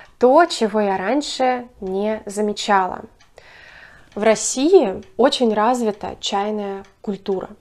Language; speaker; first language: Russian; native; Russian